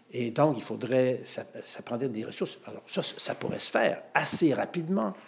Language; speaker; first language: French; native; French